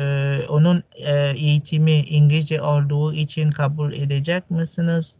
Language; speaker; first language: Turkish; non-native, fluent; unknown